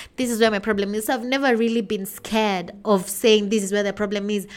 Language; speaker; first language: English; non-native, local second language; Kikuyu